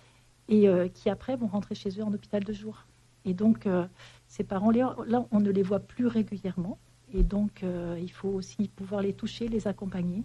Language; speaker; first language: French; native; French